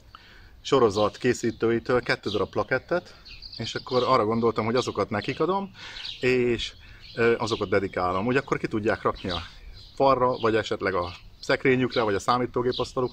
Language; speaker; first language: Hungarian; native; Hungarian